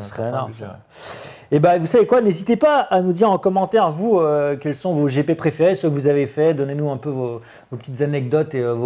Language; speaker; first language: French; native; French